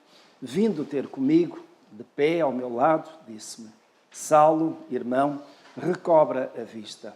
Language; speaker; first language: Portuguese; native; Portuguese